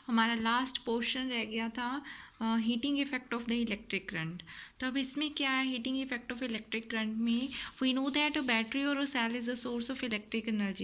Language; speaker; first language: Hindi; native; Hindi